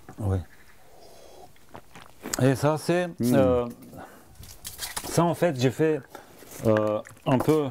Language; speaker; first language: French; non-native, fluent; Bulgarian